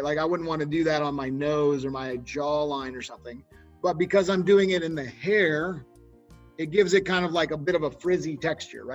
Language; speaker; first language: English; native; English